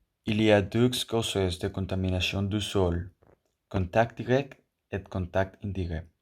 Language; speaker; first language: French; non-native, learner; Spanish